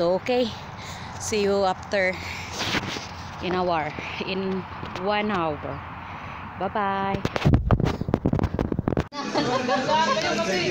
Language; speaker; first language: English; non-native, local second language; Filipino